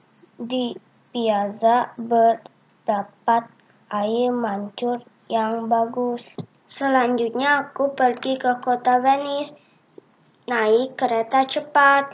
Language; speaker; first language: Indonesian; early bilingual, heritage; Indonesian